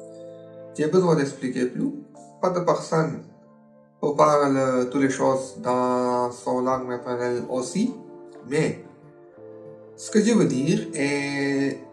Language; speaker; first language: French; non-native, learner; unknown